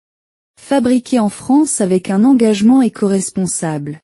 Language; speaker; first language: French; non-native, learner; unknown